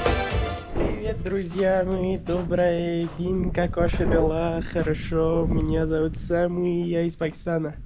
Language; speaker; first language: Russian; non-native, learner; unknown